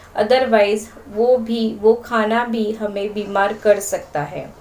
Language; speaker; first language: Hindi; non-native, local second language; Marathi